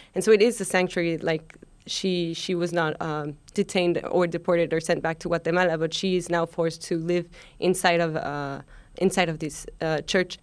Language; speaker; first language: English; non-native, fluent; Spanish